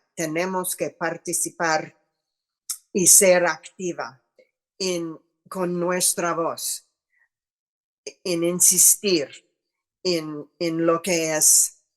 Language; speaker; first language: Spanish; non-native, fluent; English